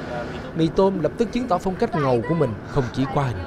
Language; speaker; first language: Vietnamese; native; Vietnamese